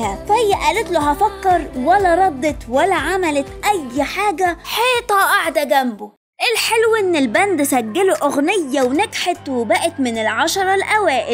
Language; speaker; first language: Arabic; native; Arabic